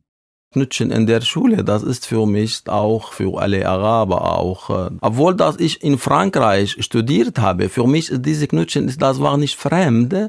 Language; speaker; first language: German; non-native, learner; Arabic